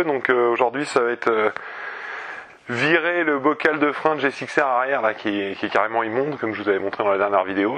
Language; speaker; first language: French; native; French